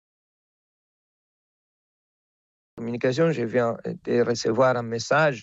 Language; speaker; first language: French; non-native, fluent; Spanish